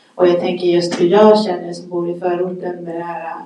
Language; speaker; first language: Swedish; native; Swedish